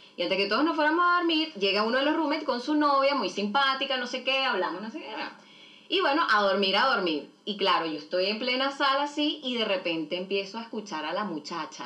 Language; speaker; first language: Spanish; native; Spanish